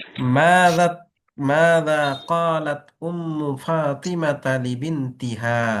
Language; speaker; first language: Arabic; non-native, fluent; Bangla